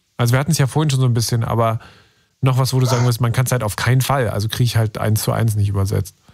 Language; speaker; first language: German; native; German